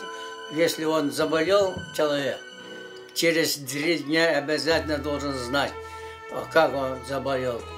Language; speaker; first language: Russian; non-native, local second language; Yakut